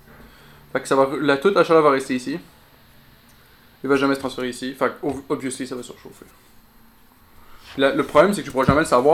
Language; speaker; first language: French; native; French